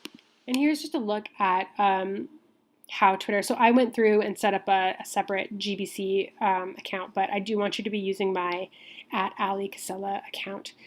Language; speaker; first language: English; native; English